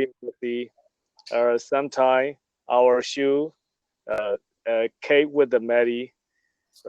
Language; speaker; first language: English; non-native, learner; Burmese